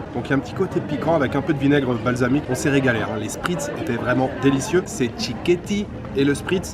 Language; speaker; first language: French; native; French